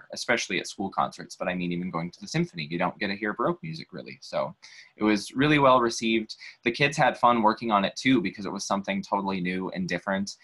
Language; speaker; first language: English; native; English